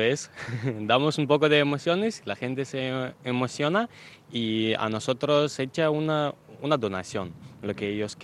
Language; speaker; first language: Spanish; non-native, fluent; Ukrainian